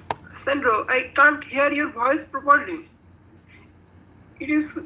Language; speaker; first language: English; non-native, learner; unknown